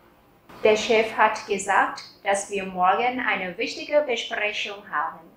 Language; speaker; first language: German; non-native, fluent; Vietnamese